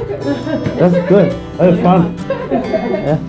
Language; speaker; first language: English; non-native, learner; Vietnamese